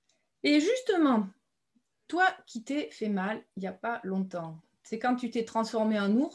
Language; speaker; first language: French; native; French